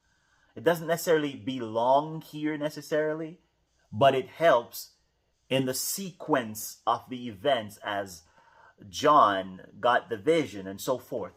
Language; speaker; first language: English; native; English